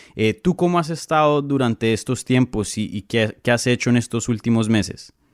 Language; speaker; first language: Spanish; native; Spanish